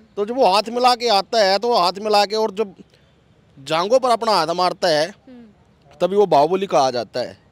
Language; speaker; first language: Hindi; native; Hindi